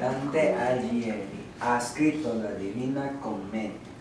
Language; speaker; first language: Italian; non-native, learner; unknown